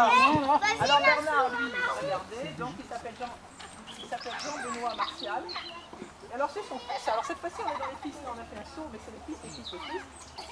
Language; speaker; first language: French; native; French